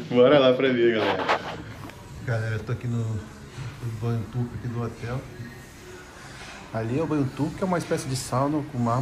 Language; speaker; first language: Portuguese; native; Portuguese